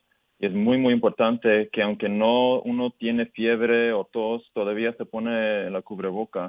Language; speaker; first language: Spanish; early bilingual, heritage; Spanish